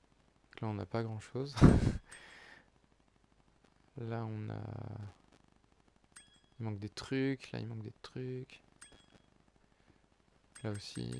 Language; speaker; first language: French; native; French